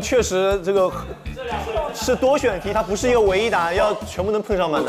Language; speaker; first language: Chinese; native; Chinese